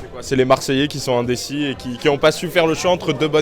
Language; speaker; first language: French; native; French